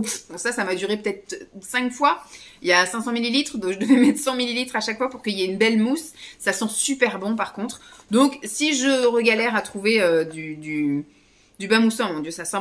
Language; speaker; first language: French; native; French